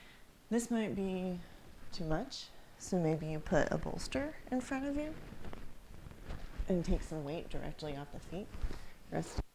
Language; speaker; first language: English; native; English